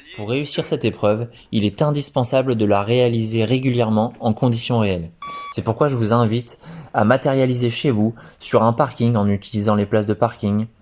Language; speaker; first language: French; native; French